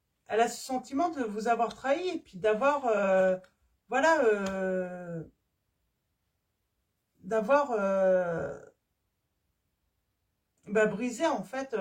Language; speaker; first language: French; native; French